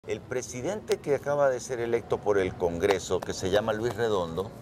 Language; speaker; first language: Spanish; native; Spanish